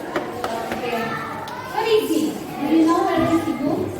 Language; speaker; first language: English; non-native, learner; Indonesian